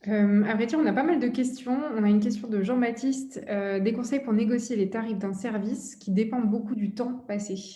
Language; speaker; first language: French; native; French